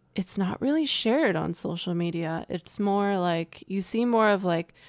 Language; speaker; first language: English; native; English